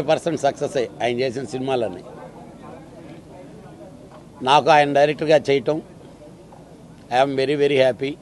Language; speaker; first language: Telugu; native; Telugu